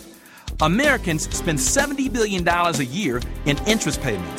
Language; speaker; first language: English; native; English